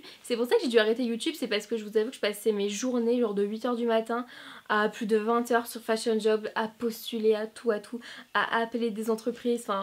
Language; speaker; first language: French; native; French